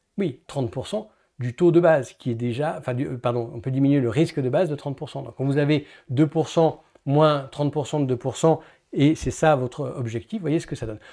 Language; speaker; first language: French; native; French